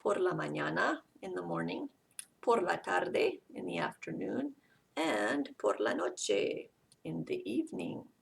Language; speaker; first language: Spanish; non-native, fluent; English